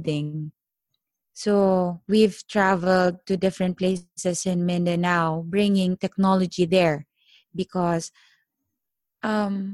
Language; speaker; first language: English; non-native, local second language; Filipino